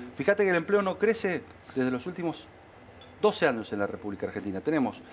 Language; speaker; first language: Spanish; native; Spanish